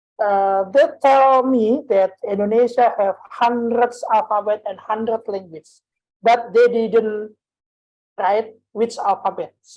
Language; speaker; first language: English; non-native, learner; Indonesian